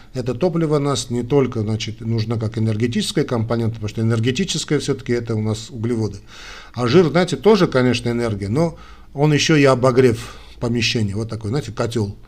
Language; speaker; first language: Russian; non-native, local second language; Armenian